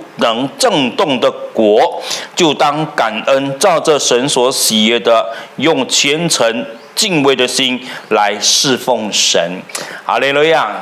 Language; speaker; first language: Chinese; native; Chinese